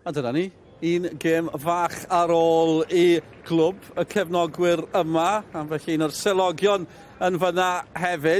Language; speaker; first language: Welsh; native; Welsh